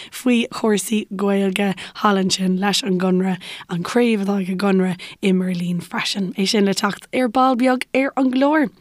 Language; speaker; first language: Irish; native; Irish